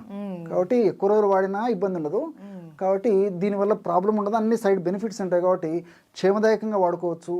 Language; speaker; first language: Telugu; native; Telugu